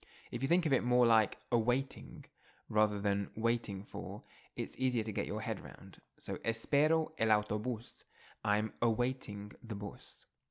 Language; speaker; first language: English; native; English